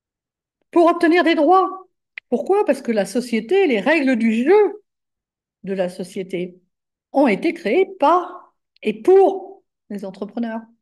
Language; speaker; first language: French; native; French